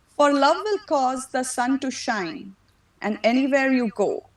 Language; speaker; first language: English; non-native, local second language; Marathi